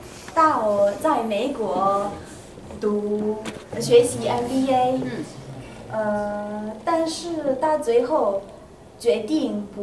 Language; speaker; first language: Chinese; non-native, learner; Italian